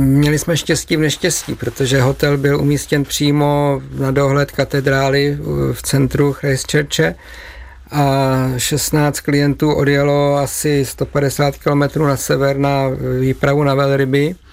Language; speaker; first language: Czech; native; Czech